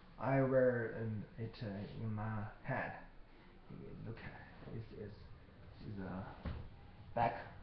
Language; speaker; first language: English; non-native, learner; Chinese